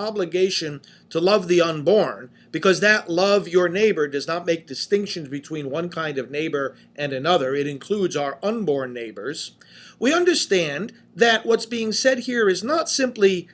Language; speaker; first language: English; native; English